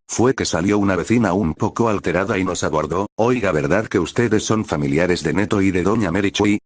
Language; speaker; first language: Spanish; native; Spanish